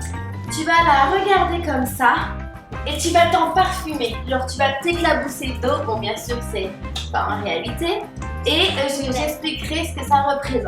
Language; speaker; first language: French; native; French